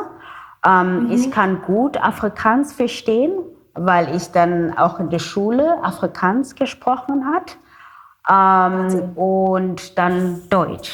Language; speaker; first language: German; non-native, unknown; Xhosa